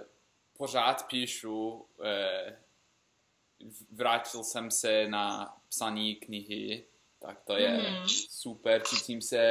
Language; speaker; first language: Czech; non-native, learner; English